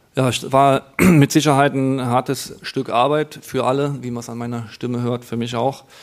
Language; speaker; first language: German; native; German